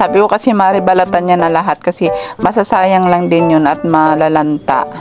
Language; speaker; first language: Filipino; non-native, local second language; Iloko